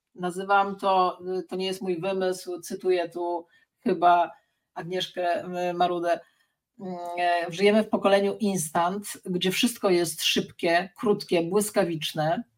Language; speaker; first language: Polish; native; Polish